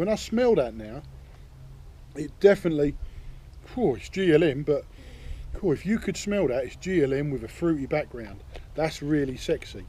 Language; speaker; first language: English; native; English